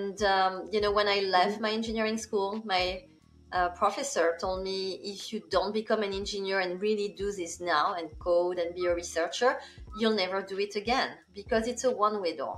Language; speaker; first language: English; non-native, fluent; French